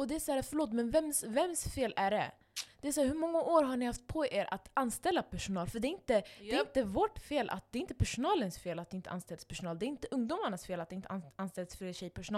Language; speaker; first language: Swedish; non-native, local second language; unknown